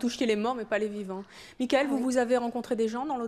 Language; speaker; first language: French; native; French